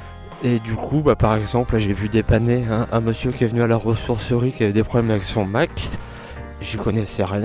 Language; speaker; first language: French; native; French